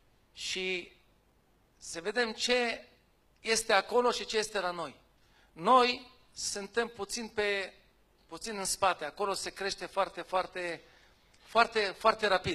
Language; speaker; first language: Romanian; non-native, fluent; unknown